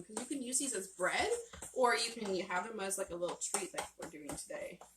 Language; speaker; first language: English; native; English